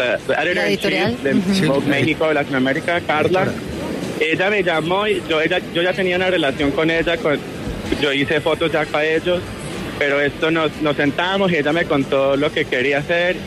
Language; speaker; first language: Spanish; early bilingual, heritage; Spanish